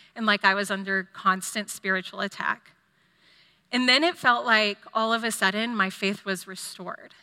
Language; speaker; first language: English; native; English